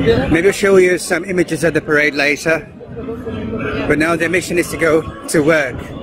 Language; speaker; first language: English; non-native, fluent; Portuguese